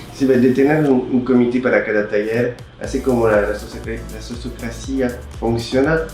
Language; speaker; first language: Spanish; non-native, fluent; French